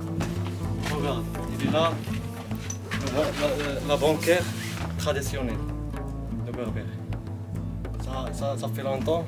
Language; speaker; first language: French; non-native, learner; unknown